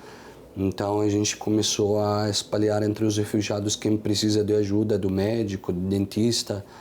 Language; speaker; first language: Portuguese; non-native, fluent; Arabic